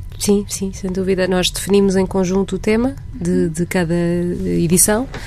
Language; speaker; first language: Portuguese; native; Portuguese